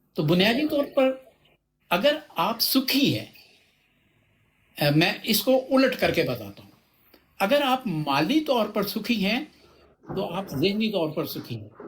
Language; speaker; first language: Urdu; non-native, local second language; Punjabi